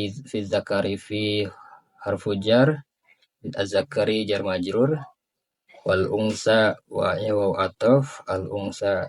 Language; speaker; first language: Arabic; non-native, learner; Indonesian